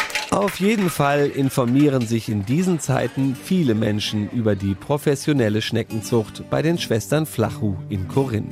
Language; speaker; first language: German; native; German